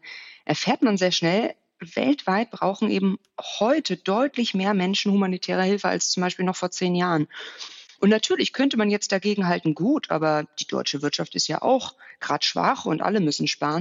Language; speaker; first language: German; native; German